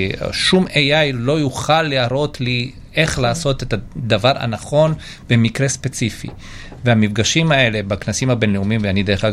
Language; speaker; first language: Hebrew; non-native, fluent; Georgian